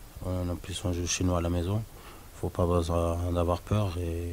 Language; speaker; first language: French; non-native, local second language; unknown